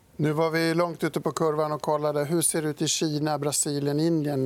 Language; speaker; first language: Swedish; native; Swedish